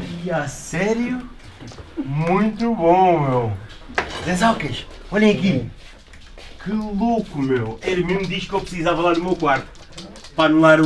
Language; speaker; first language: Portuguese; native; Portuguese